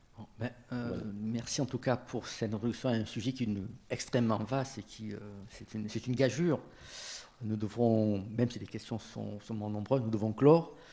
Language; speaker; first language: French; native; French